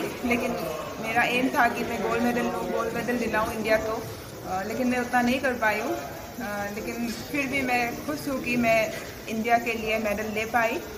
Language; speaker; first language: Hindi; non-native, local second language; Assamese